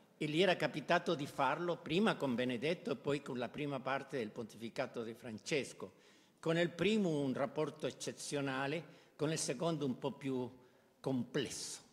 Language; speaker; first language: Italian; non-native, fluent; Spanish